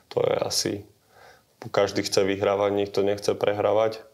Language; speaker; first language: Slovak; native; Slovak